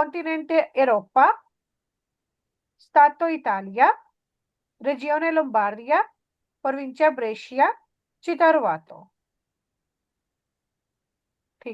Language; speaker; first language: Italian; non-native, learner; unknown